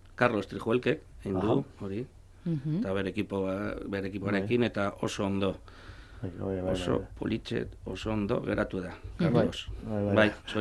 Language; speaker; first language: Basque; non-native, learner; Spanish